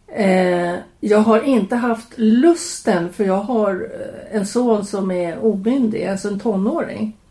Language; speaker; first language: Swedish; native; Swedish